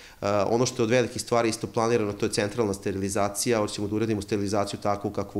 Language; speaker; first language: Serbian; native; Serbian